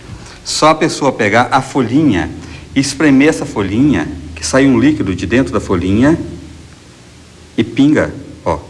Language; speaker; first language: Portuguese; native; Portuguese